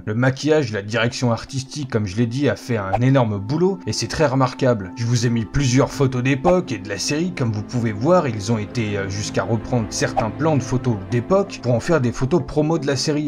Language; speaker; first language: French; native; French